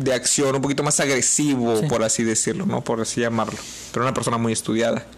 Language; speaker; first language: Spanish; native; Spanish